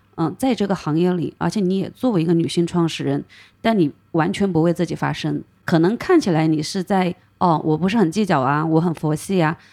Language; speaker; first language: Chinese; native; Chinese